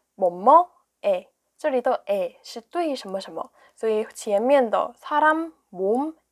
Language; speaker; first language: Chinese; non-native, fluent; Korean